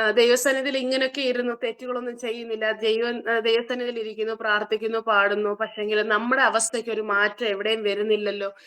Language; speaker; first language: Malayalam; early bilingual, heritage; Malayalam